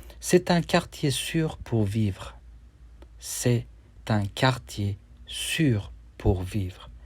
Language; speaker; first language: French; non-native, fluent; Turkish